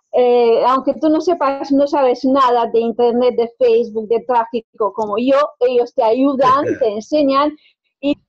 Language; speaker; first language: Spanish; non-native, fluent; Romanian